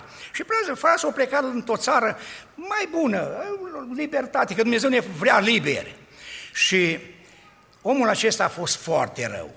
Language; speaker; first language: Romanian; native; Romanian